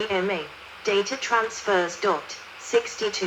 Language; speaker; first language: English; non-native, learner; Danish